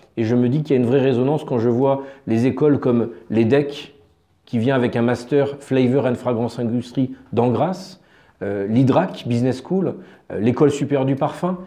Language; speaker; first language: French; native; French